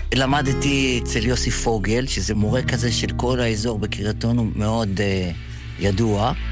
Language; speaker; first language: Hebrew; early bilingual, other home language; Yiddish